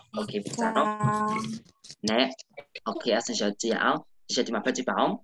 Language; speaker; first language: Korean; non-native, fluent; Burmese